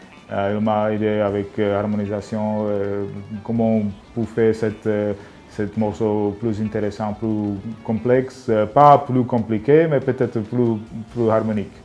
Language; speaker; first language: French; non-native, learner; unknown